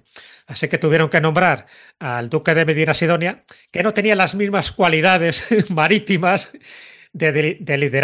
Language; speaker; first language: Spanish; native; Spanish